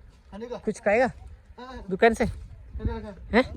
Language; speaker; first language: Hindi; non-native, local second language; Malayalam